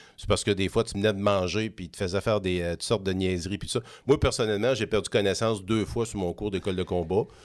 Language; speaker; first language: French; native; French